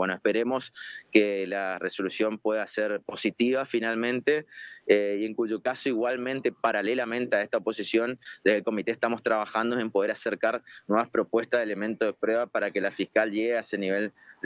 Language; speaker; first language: Spanish; native; Spanish